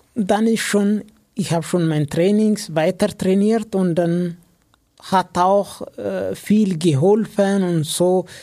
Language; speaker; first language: German; non-native, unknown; Amharic